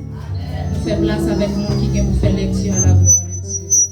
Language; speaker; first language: French; non-native, local second language; Haitian Creole